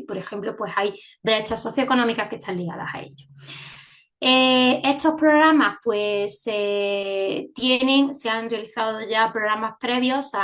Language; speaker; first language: Spanish; native; Spanish